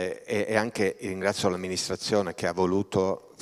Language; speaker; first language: Italian; native; Italian